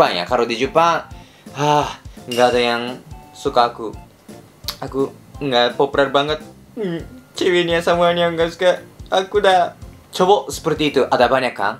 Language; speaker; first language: Indonesian; non-native, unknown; Japanese